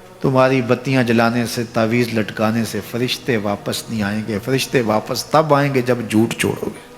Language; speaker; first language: Urdu; non-native, local second language; Punjabi